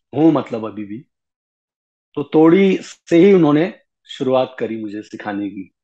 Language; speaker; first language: Hindi; native; Hindi